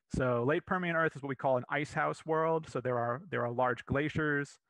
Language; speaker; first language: English; native; English